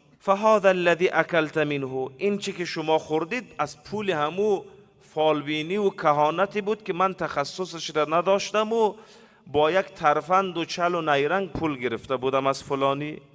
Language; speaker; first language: Persian; native; Persian